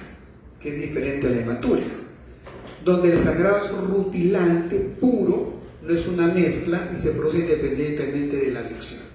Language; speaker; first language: Spanish; native; Spanish